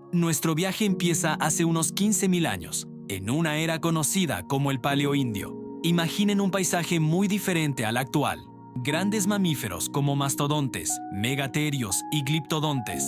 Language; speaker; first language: Spanish; native; Spanish